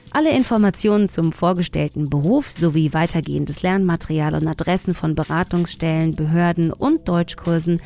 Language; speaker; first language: German; early bilingual, other home language; Tigrinya